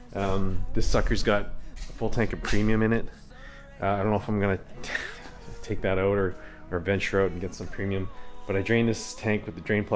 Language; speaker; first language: English; native; English